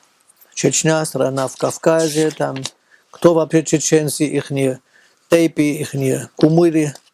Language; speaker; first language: Russian; non-native, fluent; German